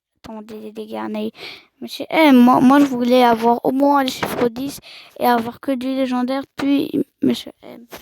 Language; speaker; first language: French; native; French